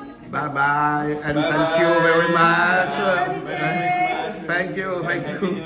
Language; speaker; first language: English; non-native, learner; French